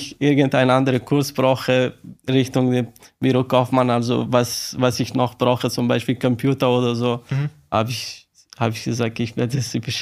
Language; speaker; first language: German; non-native, learner; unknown